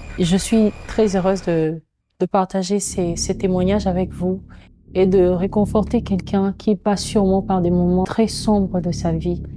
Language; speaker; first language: French; non-native, local second language; Lingala